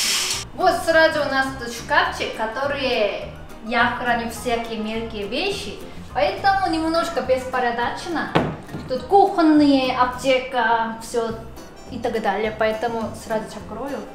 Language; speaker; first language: Russian; non-native, fluent; Korean